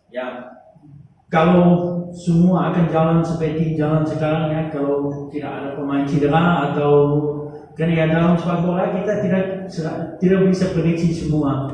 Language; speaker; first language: Indonesian; non-native, fluent; Dutch